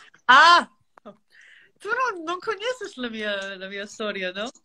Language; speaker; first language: Spanish; non-native, learner; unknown